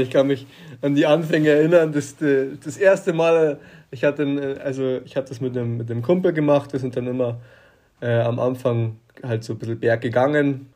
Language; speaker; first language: German; native; German